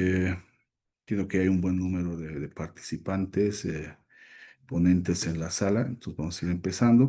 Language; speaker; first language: Spanish; native; Spanish